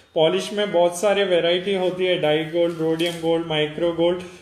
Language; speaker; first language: Hindi; non-native, local second language; Telugu